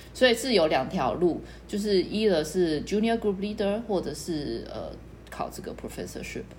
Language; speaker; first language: Chinese; native; Chinese